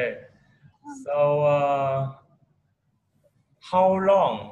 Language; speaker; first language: English; non-native, fluent; Vietnamese